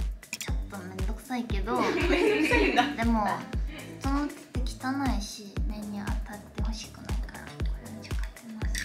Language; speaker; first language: Japanese; non-native, fluent; Korean